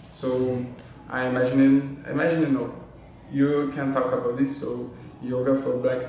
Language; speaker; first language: English; non-native, learner; Portuguese